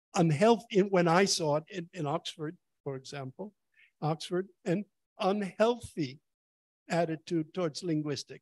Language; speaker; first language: English; native; English